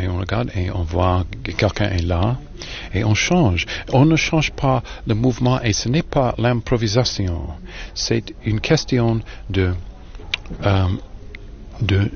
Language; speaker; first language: French; non-native, fluent; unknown